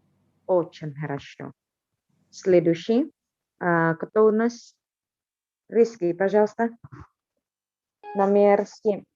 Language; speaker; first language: Russian; non-native, fluent; Indonesian